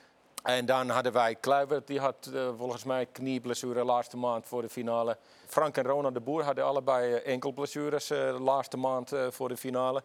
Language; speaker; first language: Dutch; non-native, fluent; Finnish